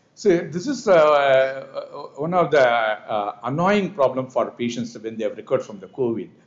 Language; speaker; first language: English; non-native, local second language; Tamil